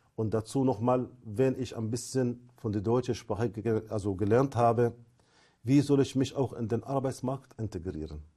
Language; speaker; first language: German; non-native, fluent; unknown